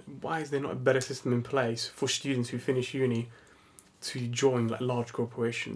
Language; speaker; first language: English; non-native, fluent; Italian